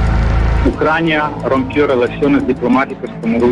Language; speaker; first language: Spanish; non-native, fluent; Ukrainian